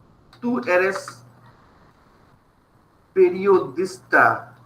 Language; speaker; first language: Spanish; non-native, fluent; Bangla